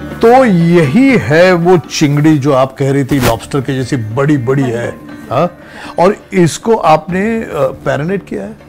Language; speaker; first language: Hindi; non-native, local second language; Marathi